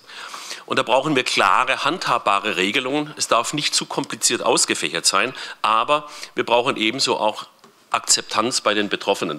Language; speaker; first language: German; native; German